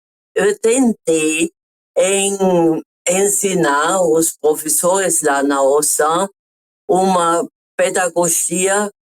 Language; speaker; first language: Portuguese; non-native, fluent; German